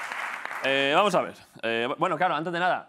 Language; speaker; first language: Spanish; native; Spanish